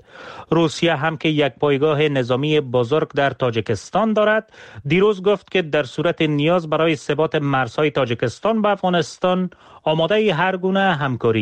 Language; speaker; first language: Persian; native; Persian